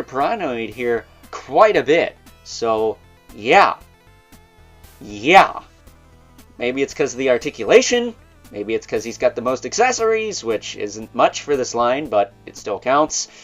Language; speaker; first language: English; native; English